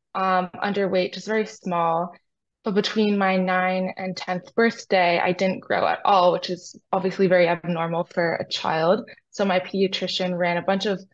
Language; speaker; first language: English; native; English